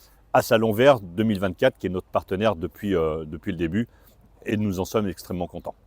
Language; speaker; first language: French; native; French